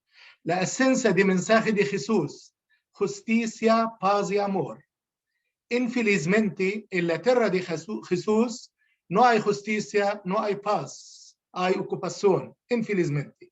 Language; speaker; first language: Spanish; non-native, learner; Arabic